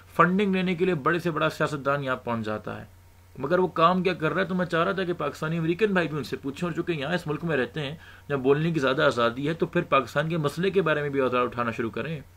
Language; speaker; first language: Urdu; native; Urdu